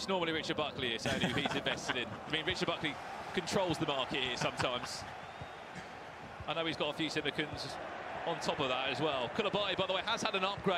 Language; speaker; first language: English; native; English